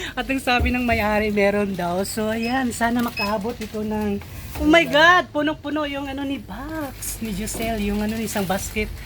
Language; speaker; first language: Filipino; non-native, local second language; Cebuano